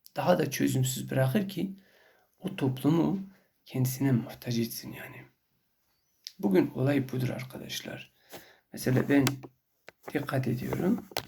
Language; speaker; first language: Turkish; non-native, local second language; Kurdish